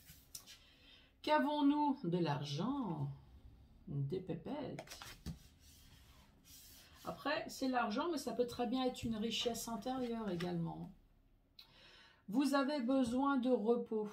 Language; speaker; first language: French; native; French